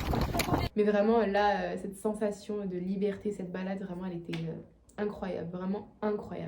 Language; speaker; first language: French; native; French